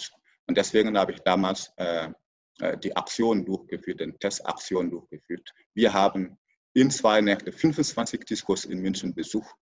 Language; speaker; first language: German; non-native, fluent; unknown